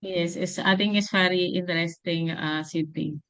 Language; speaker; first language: English; non-native, learner; Indonesian